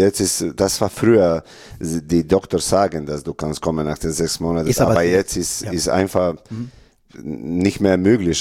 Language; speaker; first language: German; non-native, learner; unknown